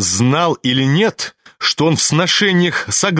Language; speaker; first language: Russian; native; Russian